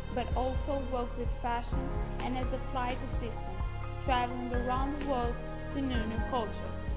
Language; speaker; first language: English; non-native, fluent; Portuguese